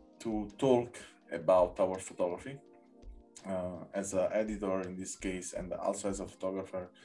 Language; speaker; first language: English; non-native, learner; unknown